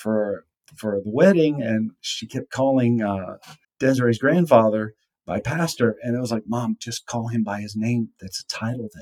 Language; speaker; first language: English; native; English